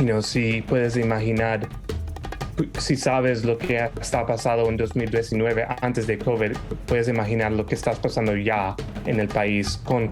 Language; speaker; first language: Spanish; non-native, fluent; English